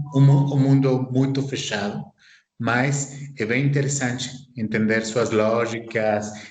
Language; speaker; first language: Portuguese; non-native, fluent; Spanish